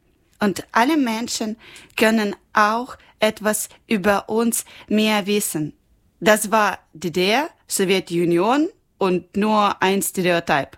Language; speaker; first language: German; non-native, learner; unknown